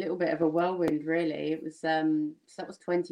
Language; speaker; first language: English; native; English